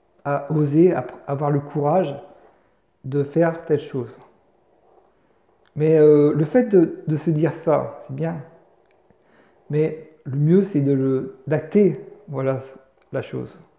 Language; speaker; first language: French; native; French